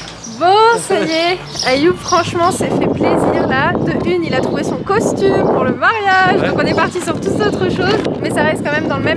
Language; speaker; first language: French; native; French